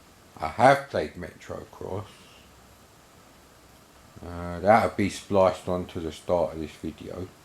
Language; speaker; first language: English; native; English